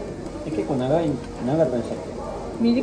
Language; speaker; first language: Japanese; native; Japanese